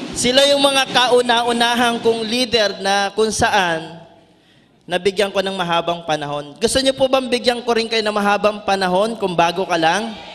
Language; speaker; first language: Filipino; non-native, local second language; Bikol